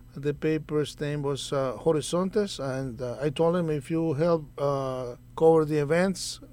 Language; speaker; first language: English; non-native, fluent; Spanish